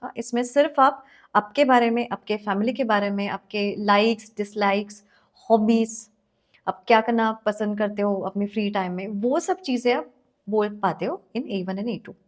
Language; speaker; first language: Hindi; non-native, local second language; Marathi